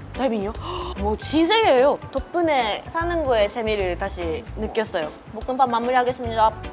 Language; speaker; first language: Korean; non-native, fluent; Japanese